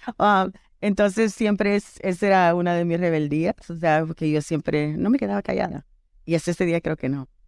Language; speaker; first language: Spanish; early bilingual, heritage; Spanish